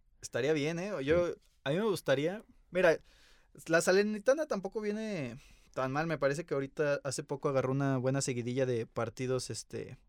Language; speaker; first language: Spanish; native; Spanish